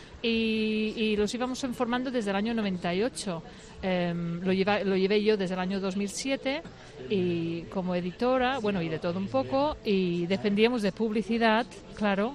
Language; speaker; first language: Spanish; non-native, fluent; English